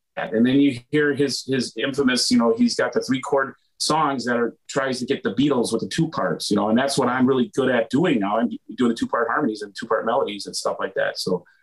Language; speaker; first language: English; native; English